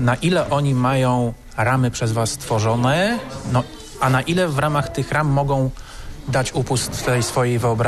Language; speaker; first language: Polish; native; Polish